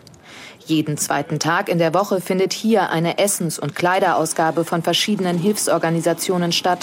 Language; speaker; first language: German; native; German